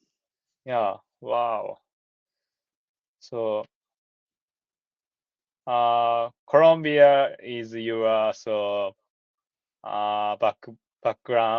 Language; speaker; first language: English; non-native, learner; Japanese